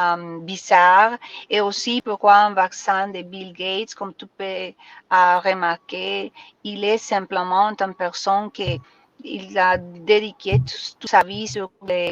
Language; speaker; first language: French; non-native, learner; Spanish